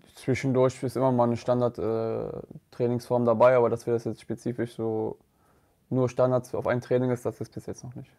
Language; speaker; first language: German; native; German